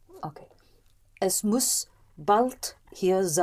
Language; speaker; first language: German; non-native, learner; English